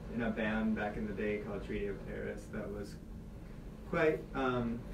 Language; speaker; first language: English; native; English